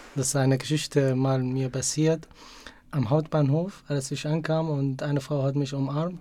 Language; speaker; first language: German; non-native, fluent; Arabic